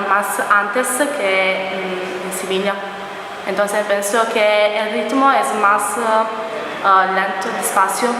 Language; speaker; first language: Spanish; non-native, learner; Italian